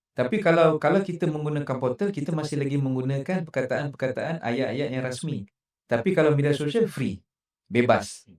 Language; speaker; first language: Malay; native; Malay